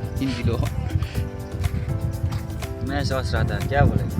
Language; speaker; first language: Hindi; non-native, local second language; Bodo